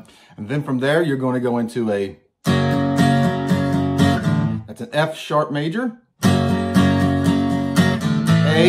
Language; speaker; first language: English; native; English